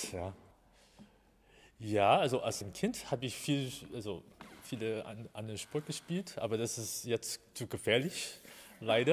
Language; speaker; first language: German; non-native, learner; Chinese